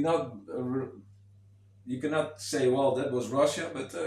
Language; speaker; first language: English; non-native, fluent; Dutch